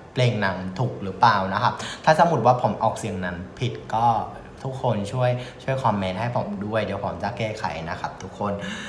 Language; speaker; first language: Thai; non-native, fluent; Vietnamese